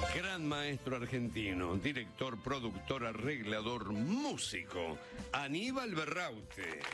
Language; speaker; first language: Spanish; native; Spanish